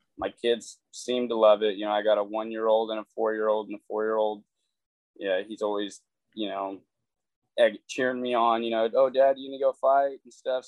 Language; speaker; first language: English; native; English